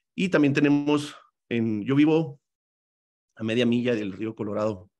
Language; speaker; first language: Spanish; native; Spanish